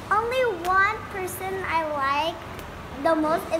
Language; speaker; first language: English; early bilingual, other home language; Indonesian